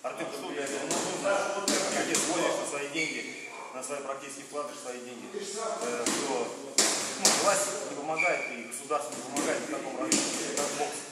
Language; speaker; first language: Russian; native; Russian